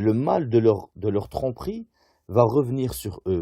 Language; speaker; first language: French; native; French